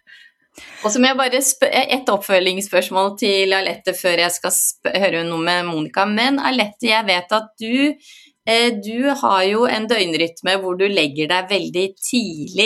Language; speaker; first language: Norwegian; native; Norwegian